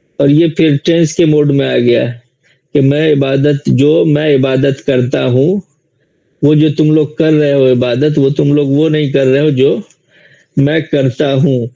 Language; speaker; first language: Urdu; native; Urdu